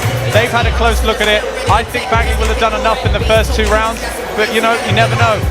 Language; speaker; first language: English; native; English